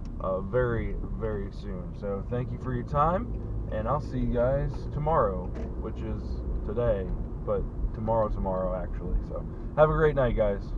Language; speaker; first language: English; native; English